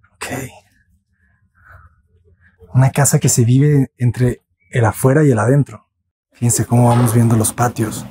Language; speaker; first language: Spanish; native; Spanish